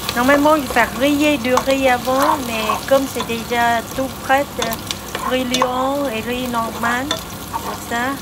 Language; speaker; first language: French; non-native, learner; Vietnamese